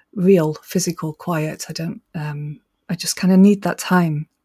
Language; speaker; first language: English; native; English